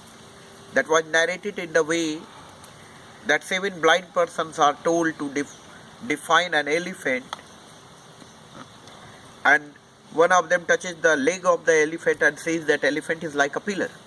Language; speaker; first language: English; non-native, local second language; Hindi